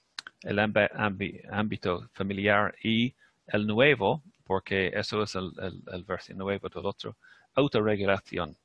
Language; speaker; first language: Spanish; non-native, fluent; English